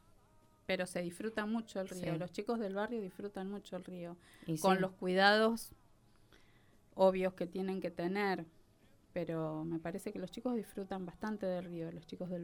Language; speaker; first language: Spanish; native; Spanish